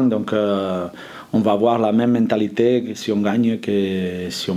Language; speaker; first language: French; non-native, fluent; Spanish